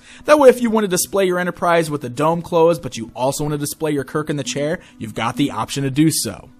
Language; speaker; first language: English; native; English